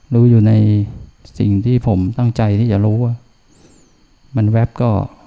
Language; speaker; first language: Thai; native; Thai